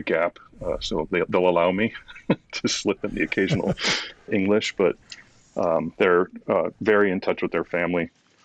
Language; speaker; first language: English; early bilingual, other home language; Ukrainian